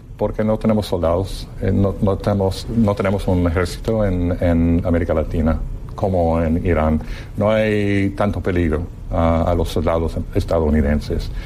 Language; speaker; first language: Spanish; non-native, fluent; English